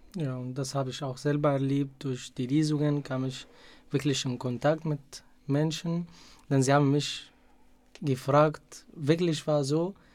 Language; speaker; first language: German; non-native, fluent; Arabic